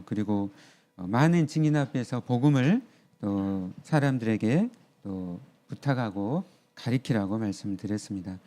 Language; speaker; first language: Korean; native; Korean